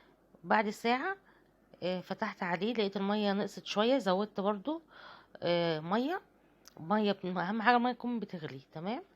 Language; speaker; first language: Arabic; native; Arabic